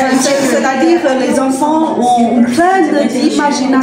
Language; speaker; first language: French; non-native, fluent; Chinese